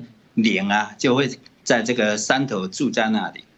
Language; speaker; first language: Chinese; native; Chinese